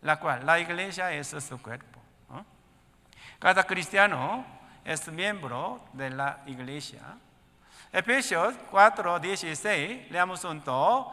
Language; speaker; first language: Spanish; non-native, learner; Korean